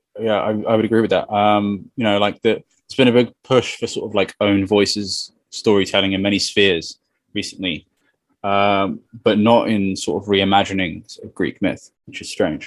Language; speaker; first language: English; native; English